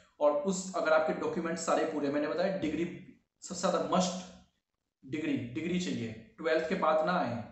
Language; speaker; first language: Hindi; native; Hindi